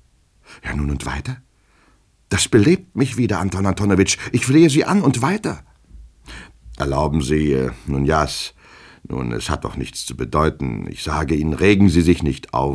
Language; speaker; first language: German; native; German